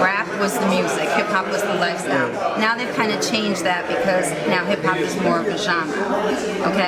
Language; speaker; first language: English; native; English